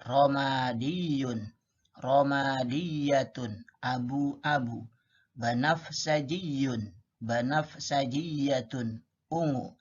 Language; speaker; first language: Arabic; non-native, fluent; Indonesian